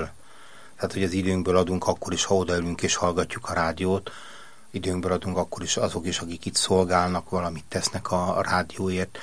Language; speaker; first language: Hungarian; native; Hungarian